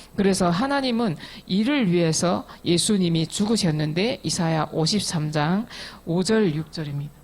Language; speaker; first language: Korean; native; Korean